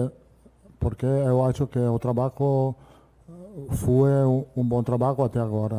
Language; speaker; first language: Portuguese; non-native, fluent; Italian